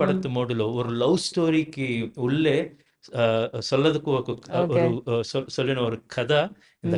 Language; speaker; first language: Tamil; non-native, learner; Telugu